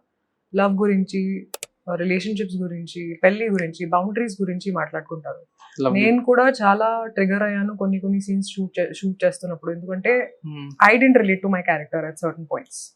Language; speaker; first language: Telugu; non-native, fluent; Hindi